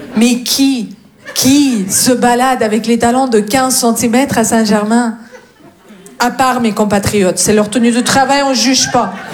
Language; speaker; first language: French; non-native, fluent; Russian